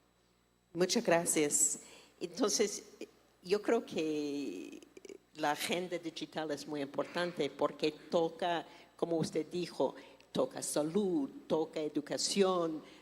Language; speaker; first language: Spanish; non-native, fluent; English